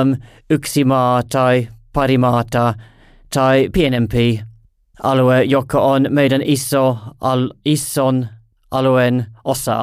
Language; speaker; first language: Finnish; non-native, learner; English